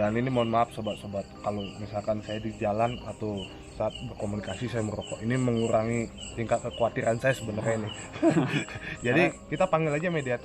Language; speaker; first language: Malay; non-native, local second language; Balinese